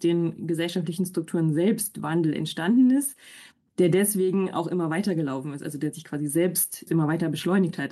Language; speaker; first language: German; native; German